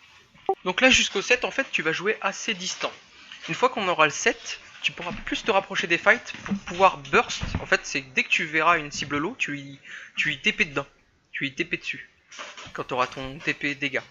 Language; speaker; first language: French; native; French